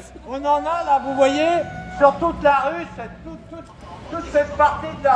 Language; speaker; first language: French; native; French